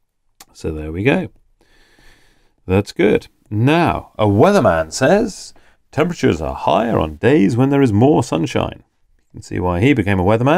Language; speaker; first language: English; native; English